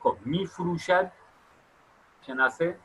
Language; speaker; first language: Persian; non-native, fluent; Urdu